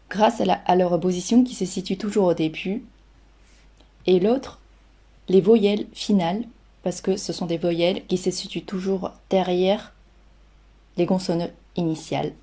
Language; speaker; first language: French; non-native, fluent; Chinese